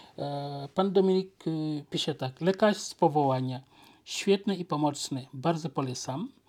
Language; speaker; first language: Polish; non-native, fluent; Wolof